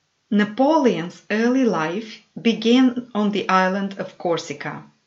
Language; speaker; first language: English; non-native, fluent; Romanian